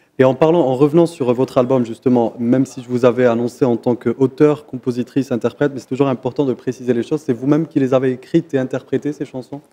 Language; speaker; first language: French; non-native, local second language; Arabic